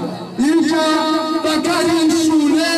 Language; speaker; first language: French; non-native, local second language; Comorian